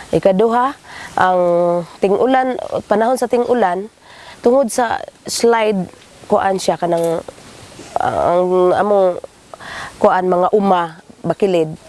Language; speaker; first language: Cebuano; non-native, local second language; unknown